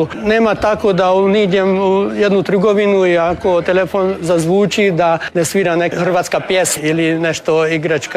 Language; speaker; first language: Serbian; early bilingual, heritage; Croatian